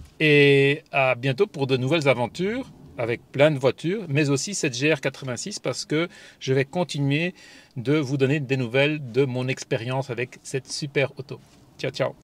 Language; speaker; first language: French; native; French